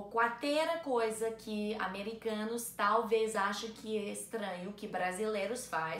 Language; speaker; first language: Portuguese; non-native, learner; English